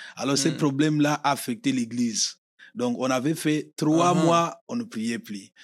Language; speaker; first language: French; non-native, local second language; Lingala